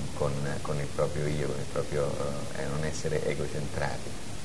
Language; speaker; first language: Italian; native; Italian